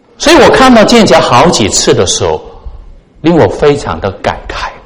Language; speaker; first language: Chinese; non-native, local second language; Cantonese